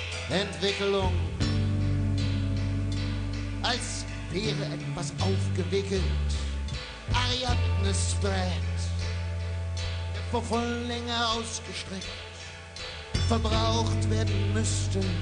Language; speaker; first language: German; native; German